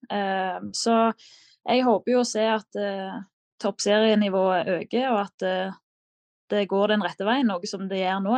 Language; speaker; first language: Norwegian; native; Norwegian